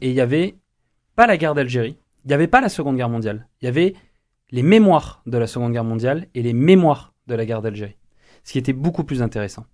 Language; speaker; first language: French; native; French